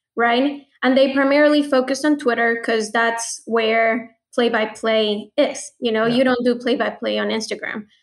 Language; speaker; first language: English; non-native, fluent; Spanish